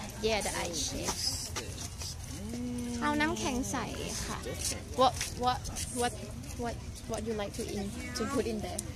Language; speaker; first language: English; non-native, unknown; Thai